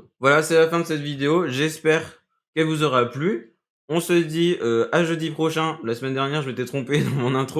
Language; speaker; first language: French; native; French